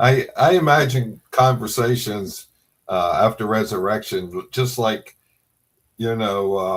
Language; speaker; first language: English; native; English